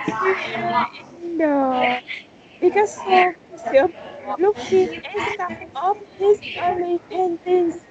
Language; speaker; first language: English; non-native, learner; Vietnamese